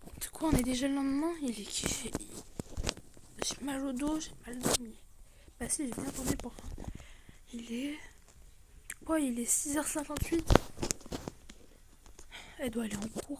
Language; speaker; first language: French; native; French